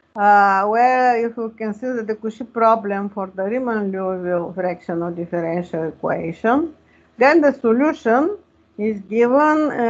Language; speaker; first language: English; non-native, fluent; Bulgarian